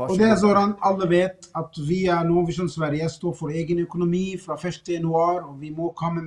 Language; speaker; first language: Swedish; non-native, fluent; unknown